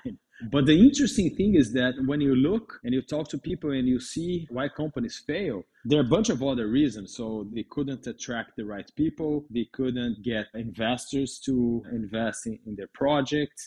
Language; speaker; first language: English; non-native, fluent; Portuguese